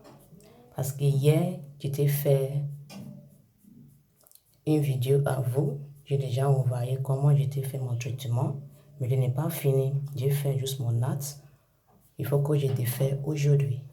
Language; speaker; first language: French; non-native, learner; English